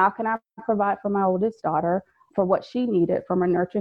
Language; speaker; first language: English; native; English